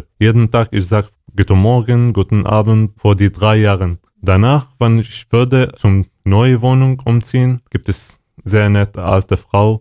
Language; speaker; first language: German; non-native, learner; Arabic